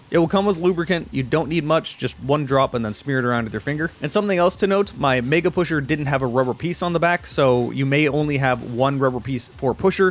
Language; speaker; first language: English; native; English